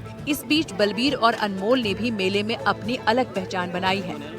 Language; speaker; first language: Hindi; native; Hindi